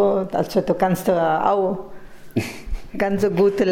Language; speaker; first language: German; non-native, fluent; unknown